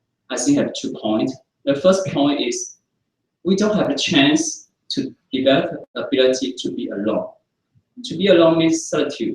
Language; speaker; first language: English; non-native, fluent; Chinese